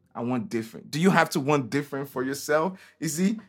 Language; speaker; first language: English; non-native, local second language; Igbo